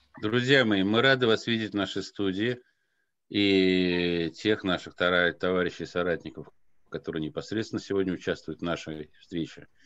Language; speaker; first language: Russian; non-native, local second language; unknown